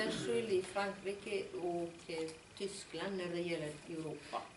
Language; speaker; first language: Swedish; non-native, fluent; Spanish